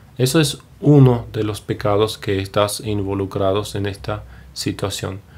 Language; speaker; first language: Spanish; non-native, fluent; German